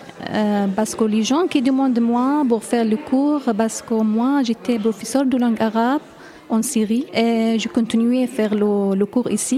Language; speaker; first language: French; non-native, learner; Arabic